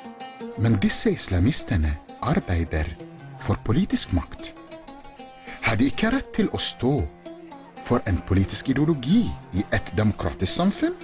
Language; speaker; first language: Norwegian; non-native, fluent; Arabic